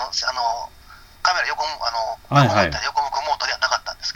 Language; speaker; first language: Japanese; native; Japanese